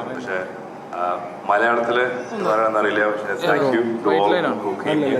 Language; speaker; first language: Malayalam; early bilingual, heritage; Malayalam